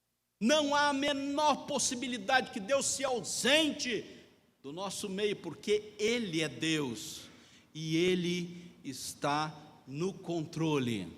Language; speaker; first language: Portuguese; native; Portuguese